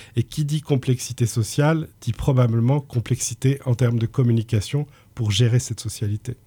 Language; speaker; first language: French; native; French